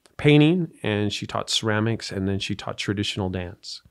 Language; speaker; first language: English; native; English